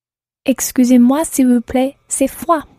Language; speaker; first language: French; non-native, learner; English